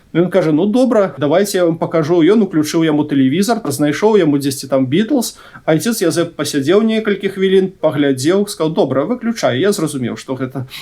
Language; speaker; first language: Belarusian; native; Belarusian